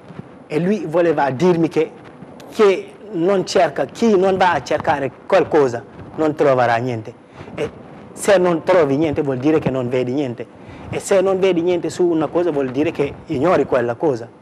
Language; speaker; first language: Italian; non-native, fluent; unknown